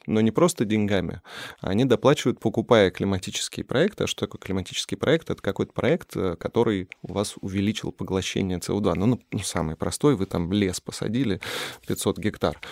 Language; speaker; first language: Russian; native; Russian